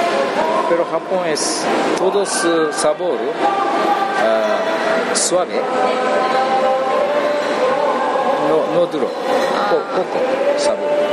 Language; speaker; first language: Spanish; non-native, learner; Japanese